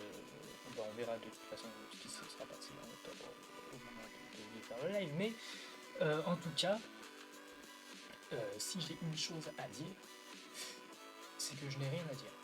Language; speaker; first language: French; native; French